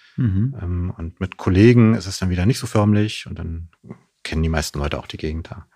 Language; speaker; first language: German; native; German